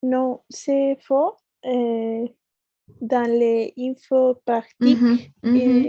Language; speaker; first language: French; non-native, learner; Spanish